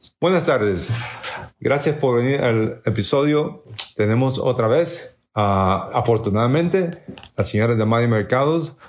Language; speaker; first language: Spanish; early bilingual, heritage; Spanish